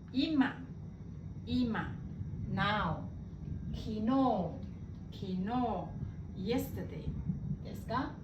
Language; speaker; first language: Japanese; non-native, fluent; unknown